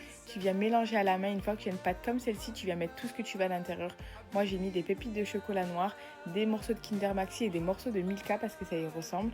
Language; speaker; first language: French; native; French